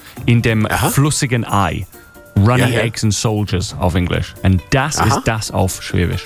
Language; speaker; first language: German; non-native, fluent; English